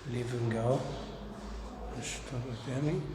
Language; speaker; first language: Arabic; native; Arabic